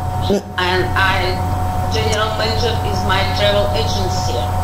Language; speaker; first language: English; non-native, learner; Russian